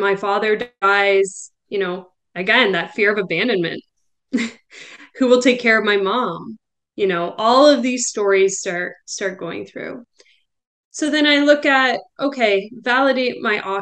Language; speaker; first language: English; native; English